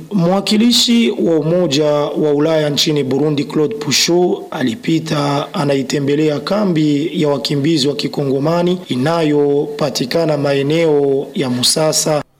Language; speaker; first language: Swahili; non-native, local second language; Rundi